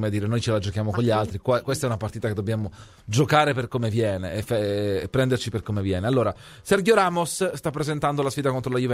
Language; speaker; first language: Italian; native; Italian